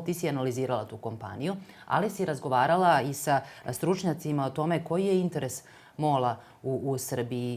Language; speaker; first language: Serbian; native; Serbian